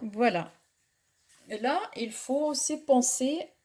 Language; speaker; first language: French; non-native, local second language; Arabic